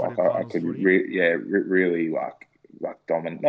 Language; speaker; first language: English; native; English